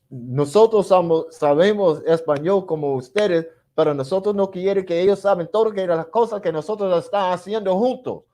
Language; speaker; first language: Spanish; non-native, learner; English